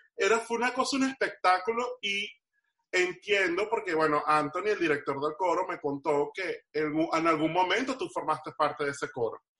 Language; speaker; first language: Spanish; native; Spanish